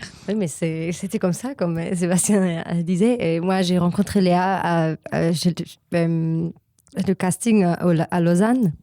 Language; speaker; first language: French; non-native, learner; German